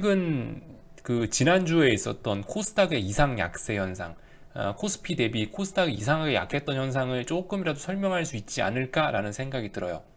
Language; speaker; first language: Korean; native; Korean